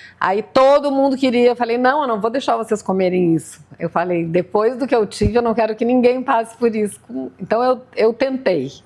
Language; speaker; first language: Portuguese; native; Portuguese